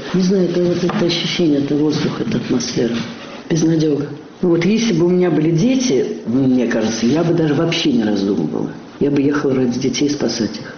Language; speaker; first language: Russian; native; Russian